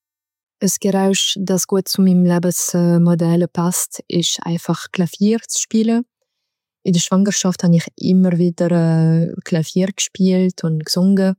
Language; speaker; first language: German; non-native, local second language; French